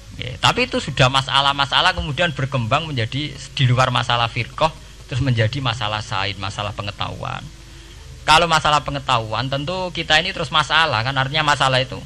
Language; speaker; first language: Indonesian; non-native, local second language; Javanese